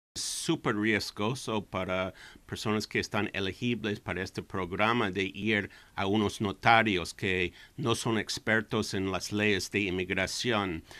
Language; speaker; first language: Spanish; non-native, fluent; English